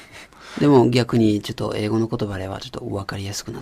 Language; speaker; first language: Japanese; non-native, learner; French